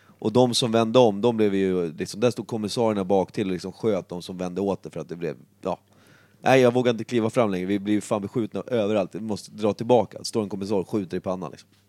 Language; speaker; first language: Swedish; native; Swedish